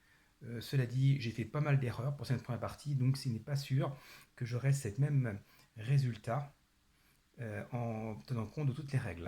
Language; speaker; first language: French; native; French